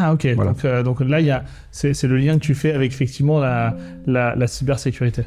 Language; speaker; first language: French; native; French